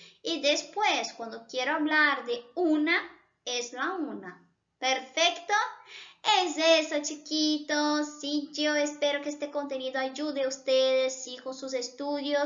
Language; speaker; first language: Spanish; non-native, fluent; Portuguese